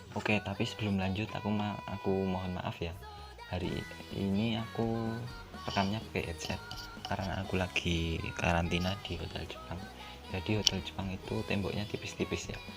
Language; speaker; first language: Indonesian; non-native, local second language; Javanese